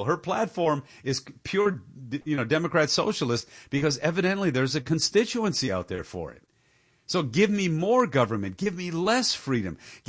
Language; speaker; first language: English; native; English